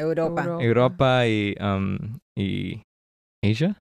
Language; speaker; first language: Spanish; early bilingual, heritage; English